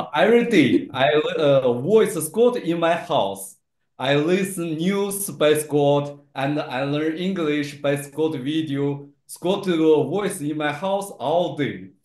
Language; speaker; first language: English; non-native, learner; Chinese